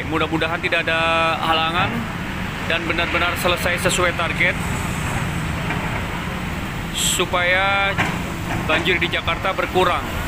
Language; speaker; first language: Indonesian; non-native, local second language; Javanese